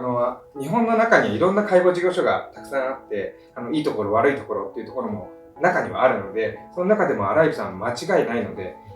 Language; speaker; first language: Japanese; native; Japanese